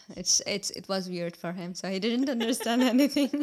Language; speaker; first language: English; non-native, fluent; Arabic